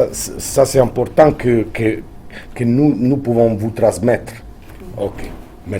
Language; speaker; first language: French; non-native, fluent; Italian